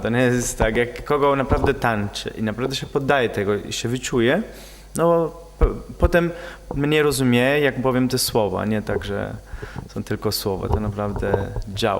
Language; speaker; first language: Polish; non-native, fluent; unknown